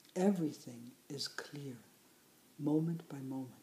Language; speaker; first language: English; native; English